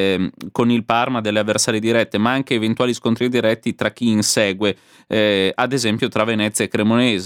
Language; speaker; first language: Italian; native; Italian